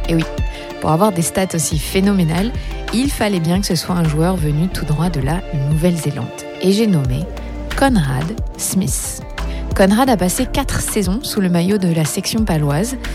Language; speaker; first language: French; native; French